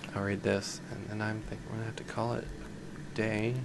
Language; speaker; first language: English; native; English